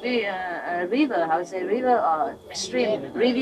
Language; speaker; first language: French; non-native, learner; Vietnamese